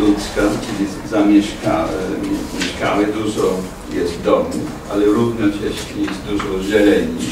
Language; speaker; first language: Polish; non-native, fluent; English